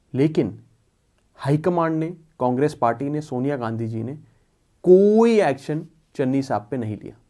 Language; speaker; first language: Hindi; non-native, local second language; Punjabi